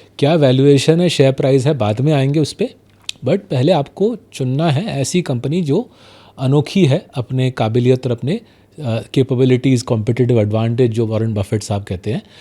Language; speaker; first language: Hindi; non-native, local second language; Bangla